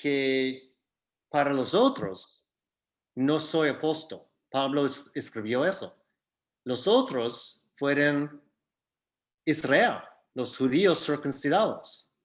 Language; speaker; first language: Spanish; non-native, fluent; English